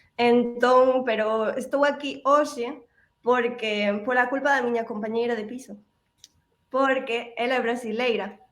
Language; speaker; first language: Galician; native; Galician